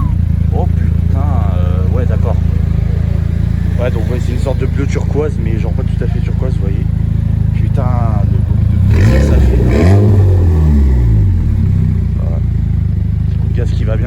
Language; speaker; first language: French; native; French